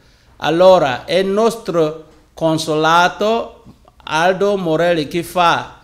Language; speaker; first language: Italian; non-native, learner; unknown